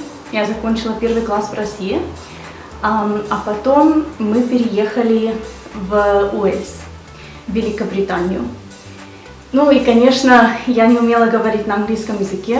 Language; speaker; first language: Russian; early bilingual, heritage; Russian